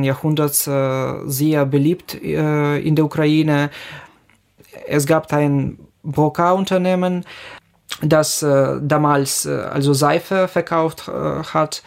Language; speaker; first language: German; non-native, fluent; Ukrainian